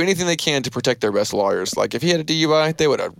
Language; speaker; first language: English; native; English